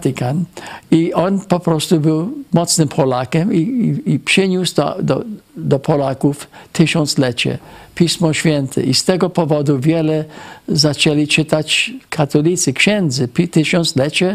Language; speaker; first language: Polish; early bilingual, heritage; Polish